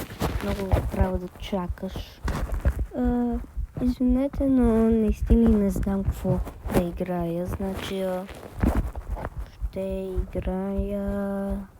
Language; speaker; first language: Bulgarian; early bilingual, heritage; Bulgarian